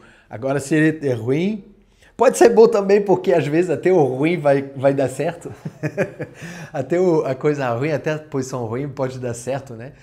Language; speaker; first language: Portuguese; non-native, fluent; French